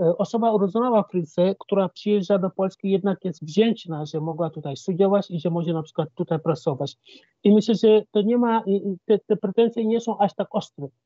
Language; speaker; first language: Polish; non-native, fluent; Wolof